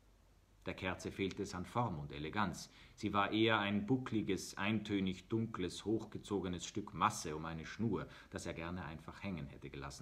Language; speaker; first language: German; native; German